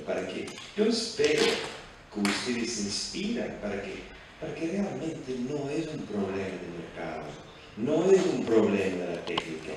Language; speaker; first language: Spanish; non-native, fluent; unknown